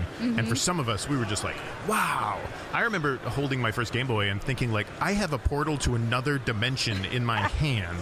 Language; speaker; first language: English; native; English